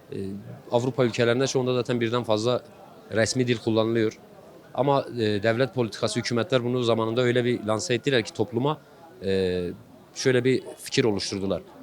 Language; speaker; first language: Turkish; non-native, local second language; Kurdish